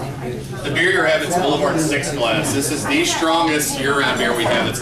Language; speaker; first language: English; native; English